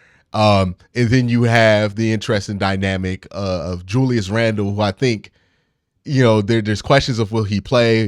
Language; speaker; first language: English; native; English